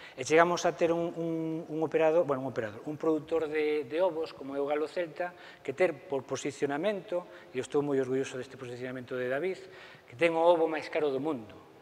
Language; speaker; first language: Galician; native; Galician